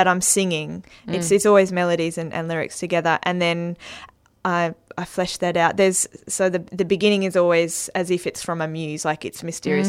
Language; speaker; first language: English; native; English